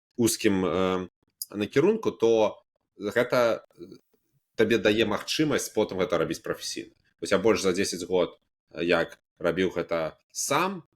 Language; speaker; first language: Belarusian; native; Belarusian